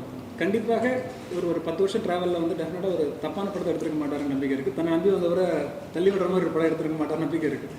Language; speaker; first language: Tamil; native; Tamil